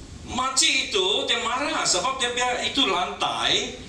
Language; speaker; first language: Malay; non-native, local second language; Chinese